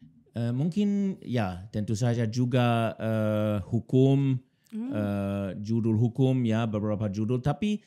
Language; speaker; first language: Indonesian; non-native, learner; German